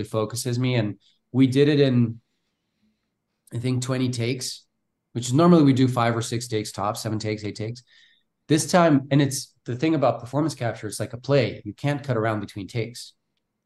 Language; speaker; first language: English; non-native, fluent; Bulgarian